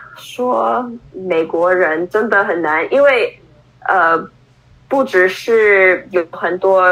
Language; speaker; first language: Chinese; non-native, fluent; English